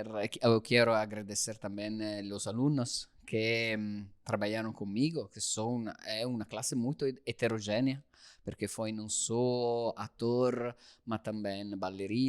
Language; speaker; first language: Portuguese; non-native, learner; Italian